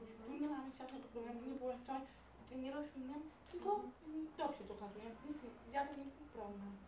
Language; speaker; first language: Polish; non-native, local second language; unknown